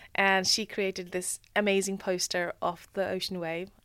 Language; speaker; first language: English; non-native, local second language; Nepali